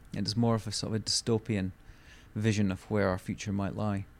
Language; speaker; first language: English; native; English